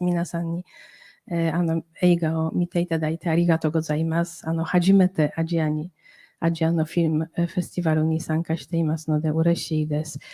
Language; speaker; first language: Japanese; non-native, fluent; Polish